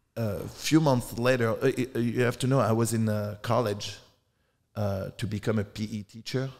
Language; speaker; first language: English; non-native, fluent; French